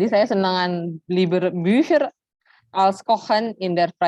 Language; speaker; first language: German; non-native, learner; Indonesian